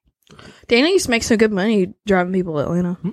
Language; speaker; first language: English; native; English